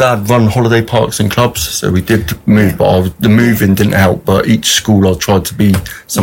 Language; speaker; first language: English; native; English